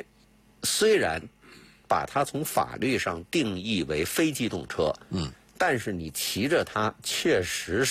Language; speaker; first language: Chinese; native; Chinese